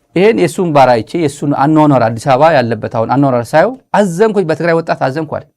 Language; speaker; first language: Amharic; non-native, local second language; Tigrinya